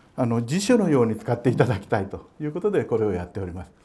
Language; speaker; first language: Japanese; native; Japanese